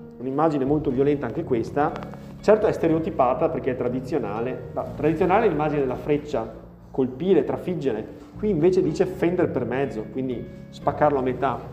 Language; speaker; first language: Italian; native; Italian